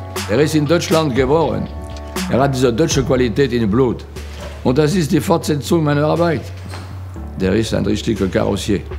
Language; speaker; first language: German; non-native, fluent; French